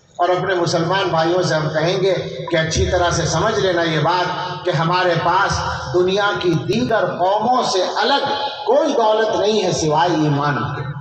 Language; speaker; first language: Urdu; native; Urdu